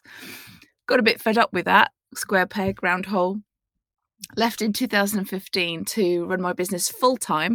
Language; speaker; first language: English; native; English